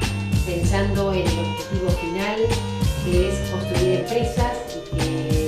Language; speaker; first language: Spanish; native; Spanish